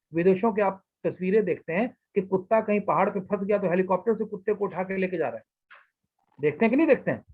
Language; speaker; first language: Hindi; native; Hindi